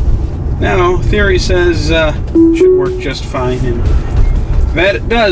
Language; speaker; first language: English; native; English